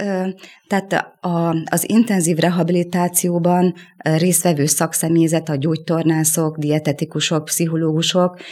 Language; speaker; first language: Hungarian; native; Hungarian